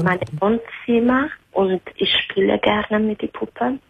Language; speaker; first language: German; non-native, learner; Italian